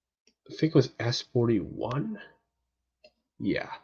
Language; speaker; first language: English; native; English